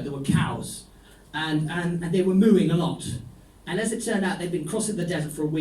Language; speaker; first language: English; non-native, fluent; Dutch